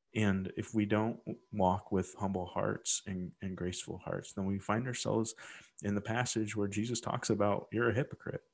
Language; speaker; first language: English; native; English